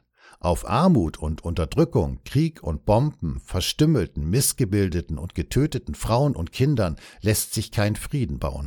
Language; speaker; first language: German; native; German